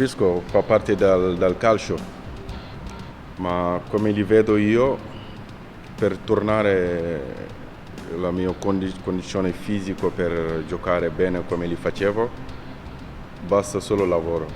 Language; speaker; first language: Italian; non-native, fluent; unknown